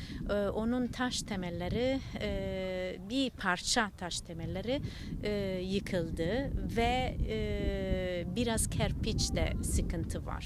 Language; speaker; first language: Turkish; non-native, learner; Italian